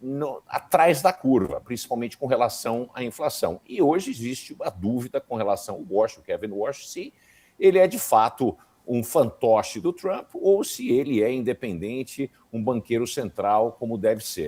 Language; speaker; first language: Portuguese; native; Portuguese